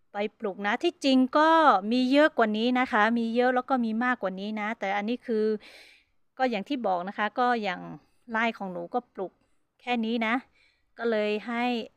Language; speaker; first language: Thai; non-native, local second language; Hmong